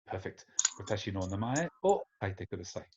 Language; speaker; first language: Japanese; non-native, fluent; English